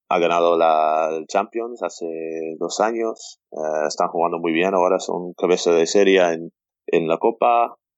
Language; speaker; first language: Spanish; non-native, fluent; English